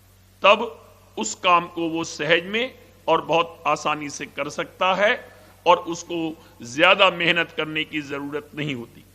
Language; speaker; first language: Hindi; native; Hindi